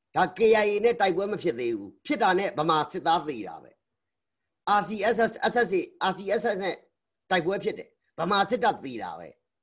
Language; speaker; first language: Burmese; native; Burmese